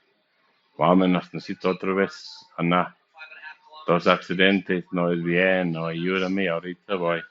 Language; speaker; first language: Spanish; non-native, learner; English